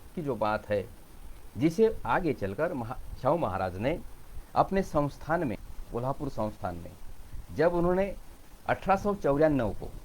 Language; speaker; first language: Hindi; non-native, local second language; Marathi